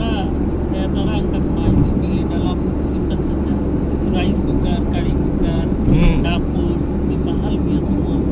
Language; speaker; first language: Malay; non-native, learner; Bangla